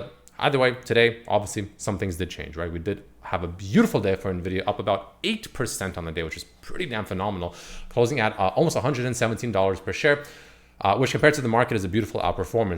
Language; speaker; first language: English; native; English